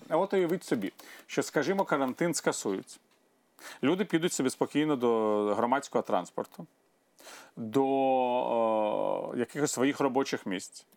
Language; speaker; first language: Ukrainian; non-native, local second language; Russian